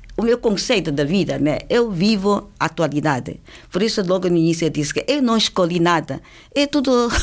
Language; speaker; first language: Portuguese; non-native, fluent; Chinese